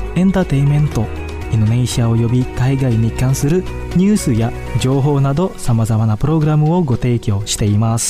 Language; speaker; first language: Japanese; non-native, fluent; Indonesian